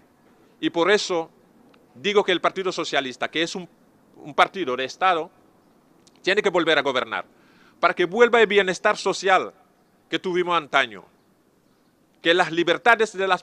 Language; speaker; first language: Spanish; non-native, fluent; Serer